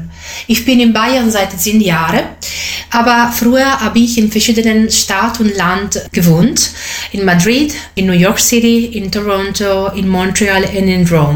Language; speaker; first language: German; non-native, learner; Italian